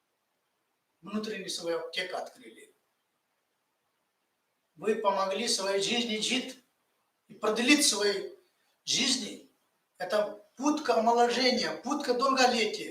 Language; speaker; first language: Russian; non-native, fluent; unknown